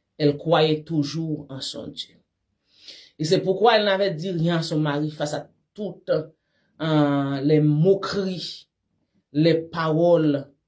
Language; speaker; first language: French; non-native, local second language; Haitian Creole